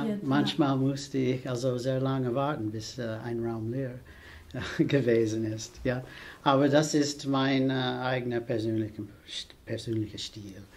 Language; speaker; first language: German; non-native, fluent; English